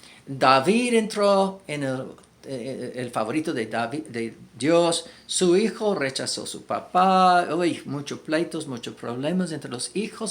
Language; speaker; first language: Spanish; non-native, fluent; English